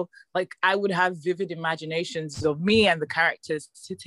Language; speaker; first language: English; non-native, local second language; Yoruba